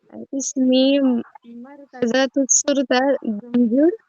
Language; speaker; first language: Arabic; non-native, learner; Bangla